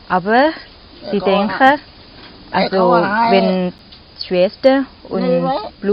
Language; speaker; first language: German; non-native, learner; Thai